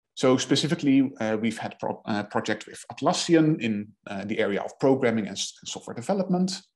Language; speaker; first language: English; non-native, fluent; Dutch